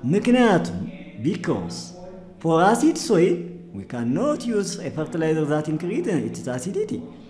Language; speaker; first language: English; non-native, fluent; Amharic